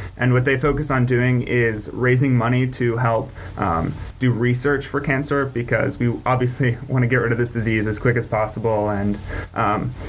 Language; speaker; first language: English; native; English